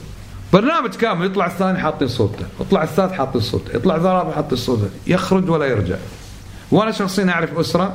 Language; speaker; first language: Arabic; native; Arabic